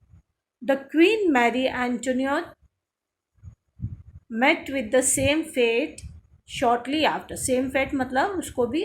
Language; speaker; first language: English; non-native, local second language; Hindi